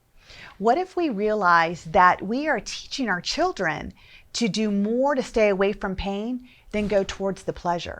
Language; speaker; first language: English; native; English